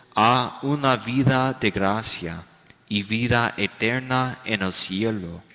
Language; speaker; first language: Spanish; non-native, fluent; English